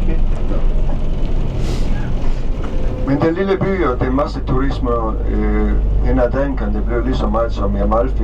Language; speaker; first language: Danish; non-native, fluent; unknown